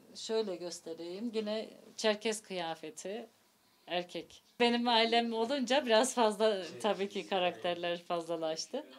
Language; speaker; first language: Turkish; early bilingual, heritage; Turkish